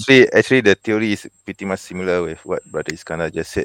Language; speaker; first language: English; non-native, local second language; Malay